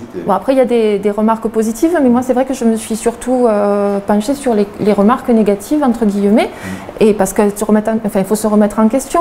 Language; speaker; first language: French; native; French